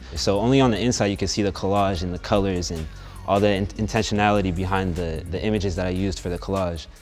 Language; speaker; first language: English; native; English